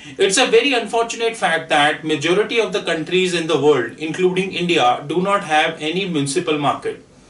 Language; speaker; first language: English; non-native, local second language; Hindi